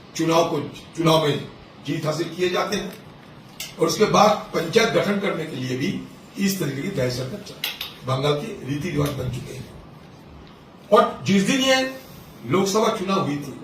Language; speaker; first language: Hindi; non-native, local second language; Bangla